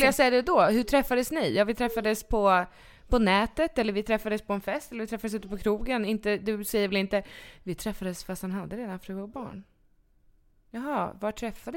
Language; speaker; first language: Swedish; native; Swedish